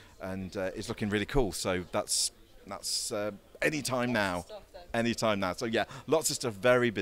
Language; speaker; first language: English; native; English